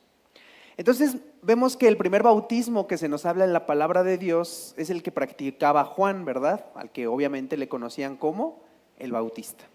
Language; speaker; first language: Spanish; native; Spanish